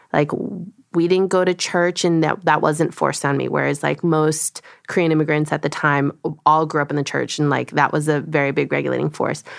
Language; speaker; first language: English; early bilingual, other home language; Korean